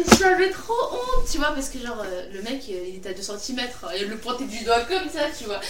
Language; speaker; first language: French; native; French